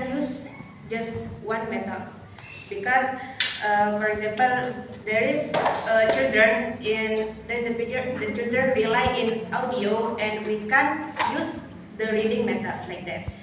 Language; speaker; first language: English; non-native, learner; Indonesian